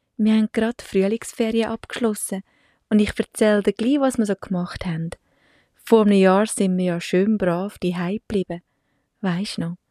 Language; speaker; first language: German; native; German